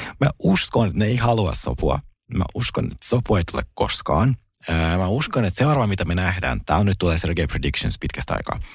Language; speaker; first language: Finnish; early bilingual, other home language; Russian